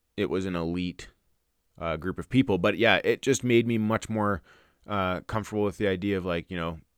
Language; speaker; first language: English; native; English